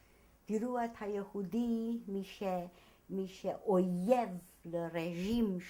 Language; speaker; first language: Hebrew; non-native, fluent; Hungarian